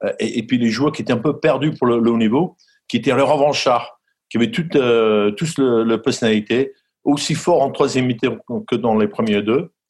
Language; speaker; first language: French; non-native, fluent; English